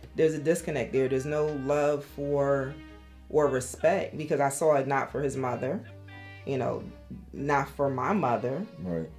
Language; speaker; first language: English; native; English